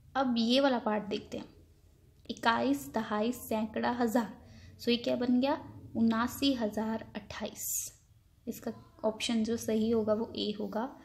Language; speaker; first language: Hindi; non-native, local second language; Punjabi